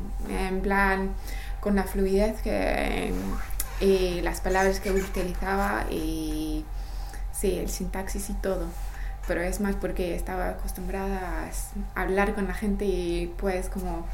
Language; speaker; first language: Spanish; non-native, fluent; English